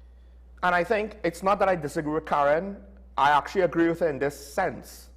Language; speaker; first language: English; native; English